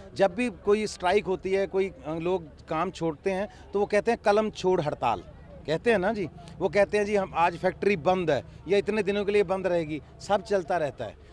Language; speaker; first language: Hindi; non-native, local second language; Punjabi